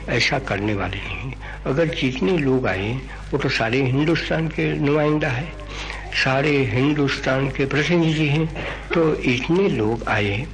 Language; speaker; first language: Hindi; non-native, local second language; Gujarati